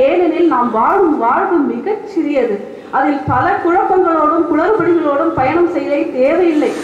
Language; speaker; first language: Tamil; non-native, local second language; Badaga